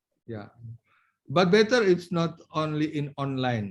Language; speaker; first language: English; non-native, learner; Indonesian